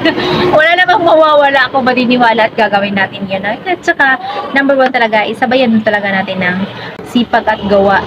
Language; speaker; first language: Filipino; non-native, local second language; Cebuano